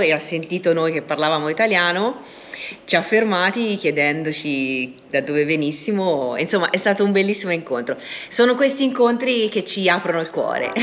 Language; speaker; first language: Italian; native; Italian